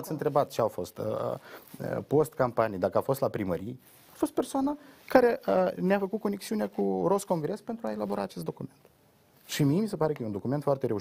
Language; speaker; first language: Romanian; native; Romanian